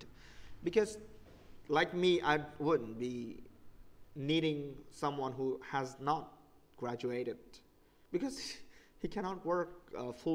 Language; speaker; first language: English; non-native, fluent; Vietnamese